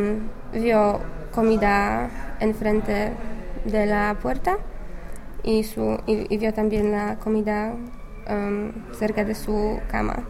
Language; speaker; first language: Spanish; non-native, learner; English